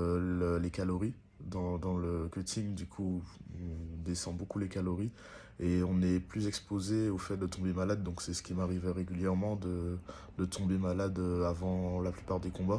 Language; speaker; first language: French; native; French